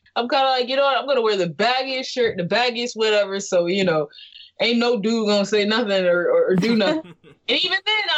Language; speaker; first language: English; native; English